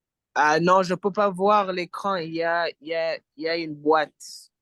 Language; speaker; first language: French; non-native, fluent; English